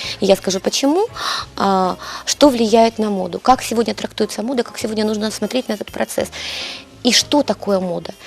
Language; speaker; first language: Russian; native; Russian